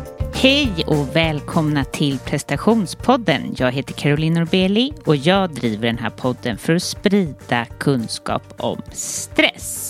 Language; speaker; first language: Swedish; native; Swedish